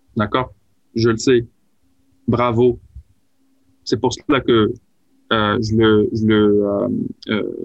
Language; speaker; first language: French; non-native, local second language; Arabic